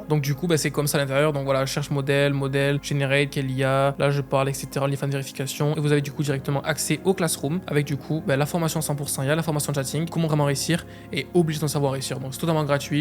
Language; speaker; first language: French; native; French